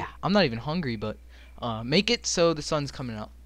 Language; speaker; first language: English; native; English